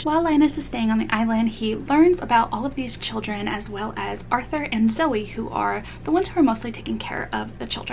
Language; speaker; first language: English; native; English